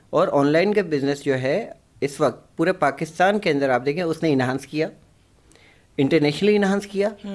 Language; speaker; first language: Urdu; native; Urdu